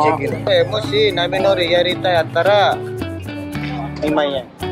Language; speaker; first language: Japanese; non-native, learner; Indonesian